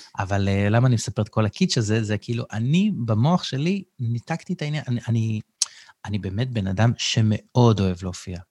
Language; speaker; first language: Hebrew; native; Hebrew